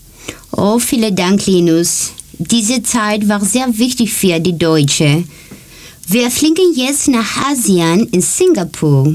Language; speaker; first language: German; non-native, learner; Greek